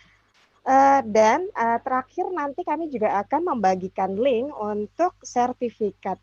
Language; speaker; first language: Indonesian; native; Indonesian